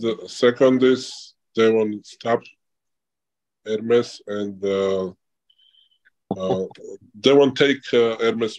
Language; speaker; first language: English; non-native, learner; Georgian